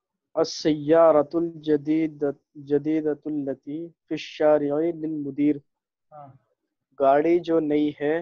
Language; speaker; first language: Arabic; non-native, learner; Urdu